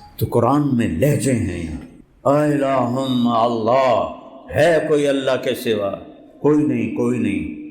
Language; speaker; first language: Urdu; non-native, local second language; Punjabi